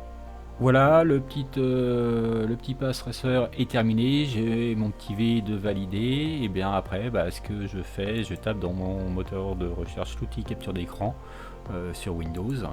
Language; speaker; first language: French; native; French